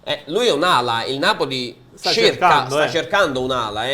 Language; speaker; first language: Italian; native; Italian